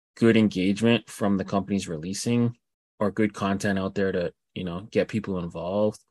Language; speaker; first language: English; native; English